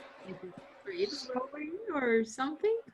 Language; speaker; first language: English; non-native, learner; Spanish